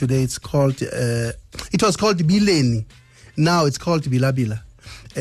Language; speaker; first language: English; non-native, local second language; Zulu